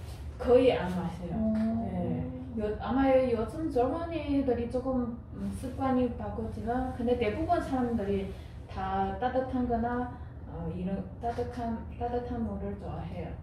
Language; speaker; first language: Korean; non-native, fluent; Chinese